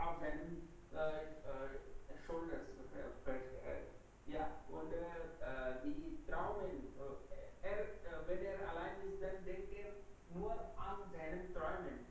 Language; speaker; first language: German; non-native, learner; Hindi